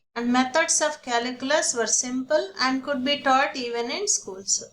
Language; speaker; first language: English; non-native, local second language; Telugu